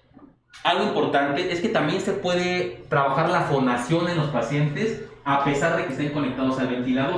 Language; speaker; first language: Spanish; native; Spanish